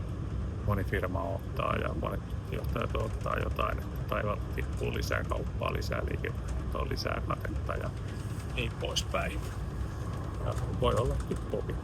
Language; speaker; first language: Finnish; native; Finnish